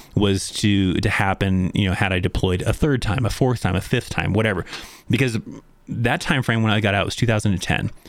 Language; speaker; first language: English; native; English